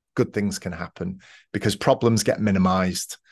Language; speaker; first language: English; native; English